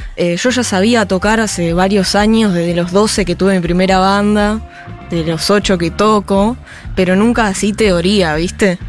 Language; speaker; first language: Spanish; native; Spanish